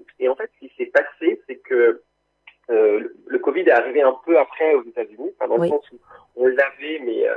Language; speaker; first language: French; early bilingual, heritage; English